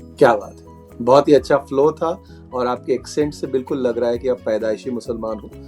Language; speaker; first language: Hindi; native; Hindi